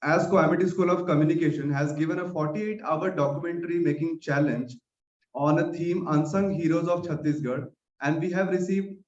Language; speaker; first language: English; non-native, local second language; Hindi